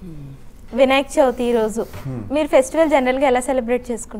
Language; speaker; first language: Telugu; native; Telugu